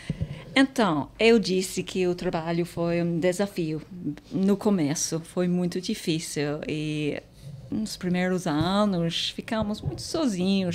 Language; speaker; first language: Portuguese; non-native, fluent; English